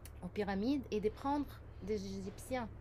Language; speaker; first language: French; non-native, fluent; Arabic